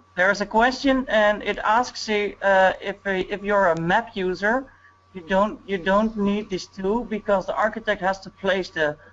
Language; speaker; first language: English; non-native, fluent; Dutch